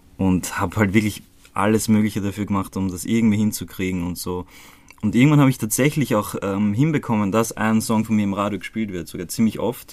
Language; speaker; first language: German; early bilingual, other home language; Croatian